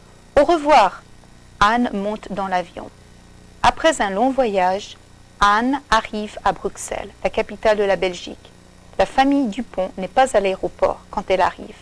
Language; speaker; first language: French; non-native, fluent; English